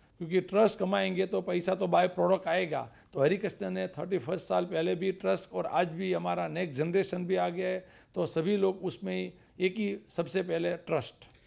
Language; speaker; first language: Hindi; non-native, local second language; Gujarati